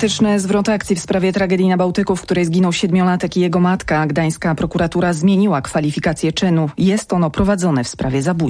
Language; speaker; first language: Polish; native; Polish